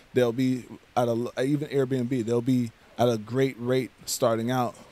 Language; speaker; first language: English; native; English